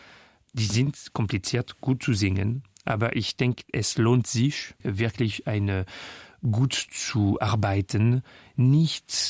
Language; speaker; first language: German; non-native, fluent; French